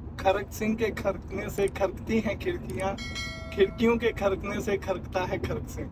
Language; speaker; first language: Urdu; non-native, local second language; Punjabi